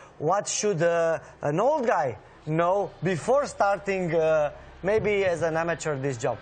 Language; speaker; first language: English; non-native, fluent; Romanian